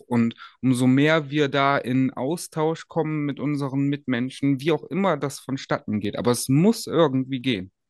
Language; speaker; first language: German; native; German